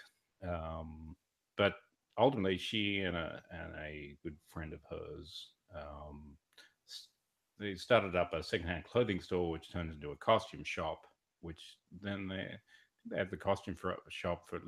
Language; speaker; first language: English; native; English